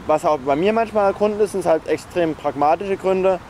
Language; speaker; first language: German; native; German